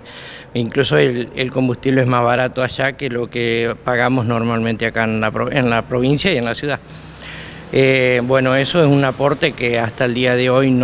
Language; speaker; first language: Spanish; native; Spanish